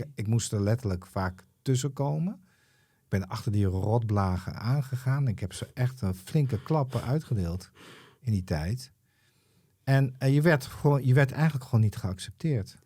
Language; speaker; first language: Dutch; early bilingual, other home language; Papiamento